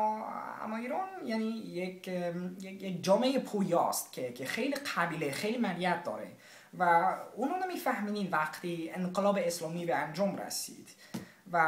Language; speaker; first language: Persian; non-native, learner; English